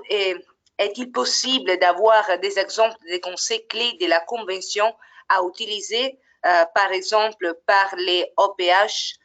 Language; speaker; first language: French; non-native, fluent; Italian